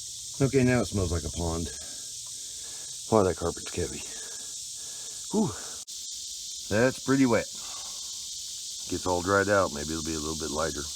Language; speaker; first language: English; native; English